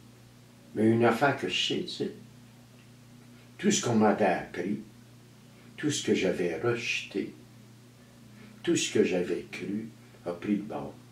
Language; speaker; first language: French; native; French